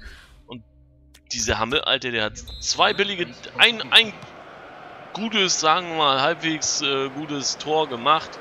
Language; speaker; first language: German; native; German